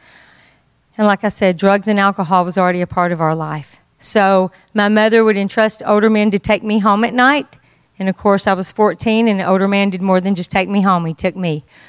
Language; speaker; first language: English; native; English